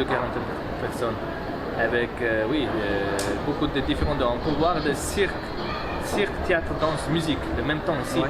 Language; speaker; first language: French; non-native, fluent; Mongolian